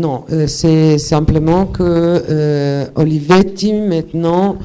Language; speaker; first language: French; non-native, fluent; Italian